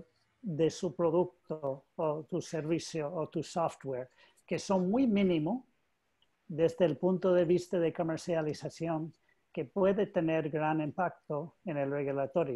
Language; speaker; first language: Spanish; non-native, learner; English